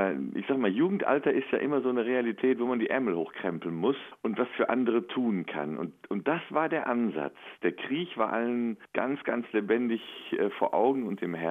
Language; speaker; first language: German; native; German